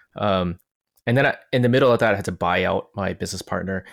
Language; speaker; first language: English; non-native, local second language; Cantonese